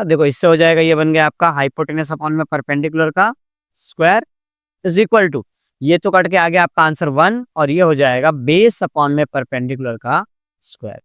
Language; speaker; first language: Hindi; non-native, local second language; Gujarati